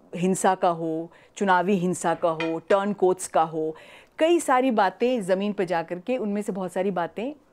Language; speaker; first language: Hindi; native; Hindi